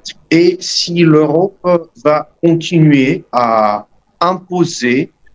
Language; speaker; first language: French; non-native, fluent; Russian